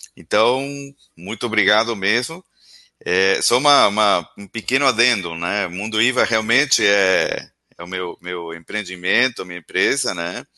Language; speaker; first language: Portuguese; non-native, fluent; Spanish